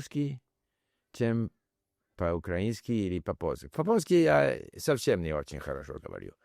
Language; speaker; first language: Russian; non-native, learner; English